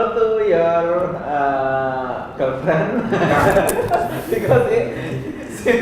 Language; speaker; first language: English; non-native, learner; Indonesian